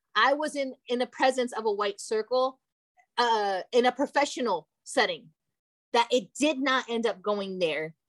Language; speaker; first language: English; early bilingual, other home language; Portuguese